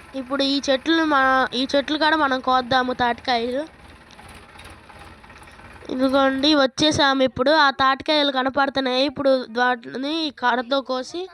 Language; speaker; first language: Telugu; native; Telugu